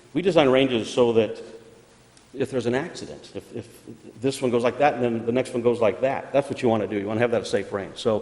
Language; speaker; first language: English; native; English